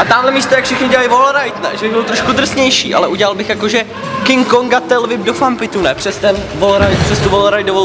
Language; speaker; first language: Czech; native; Czech